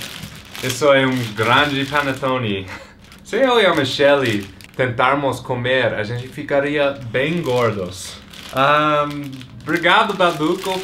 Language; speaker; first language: Portuguese; non-native, fluent; English